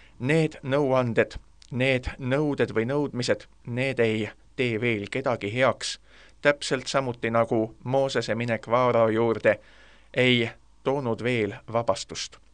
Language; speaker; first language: Estonian; native; Estonian